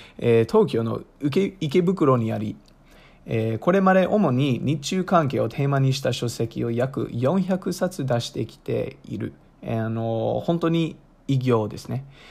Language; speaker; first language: Japanese; non-native, fluent; English